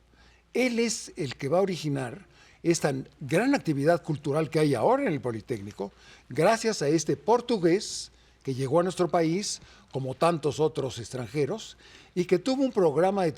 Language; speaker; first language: Spanish; native; Spanish